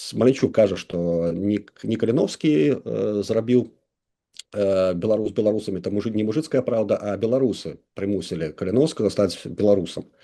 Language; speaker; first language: Belarusian; non-native, local second language; Russian